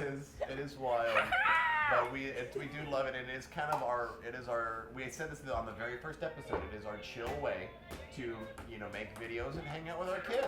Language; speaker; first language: English; native; English